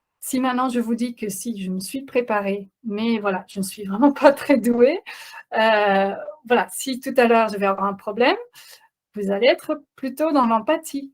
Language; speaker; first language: French; non-native, fluent; Dutch